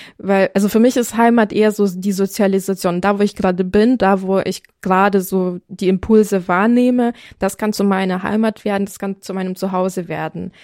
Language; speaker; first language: German; non-native, fluent; Ukrainian